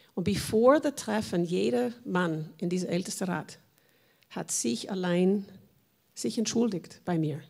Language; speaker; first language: German; non-native, fluent; English